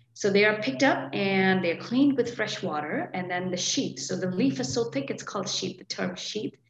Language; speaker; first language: English; non-native, local second language; Hindi